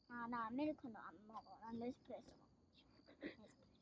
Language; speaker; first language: Korean; early bilingual, heritage; Korean